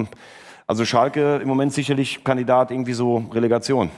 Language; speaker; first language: German; native; German